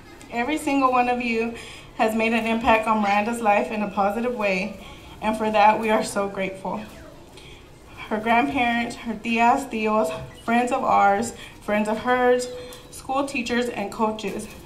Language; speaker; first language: English; early bilingual, other home language; Spanish